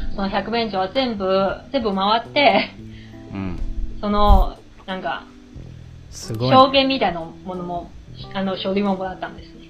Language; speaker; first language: Japanese; non-native, fluent; Chinese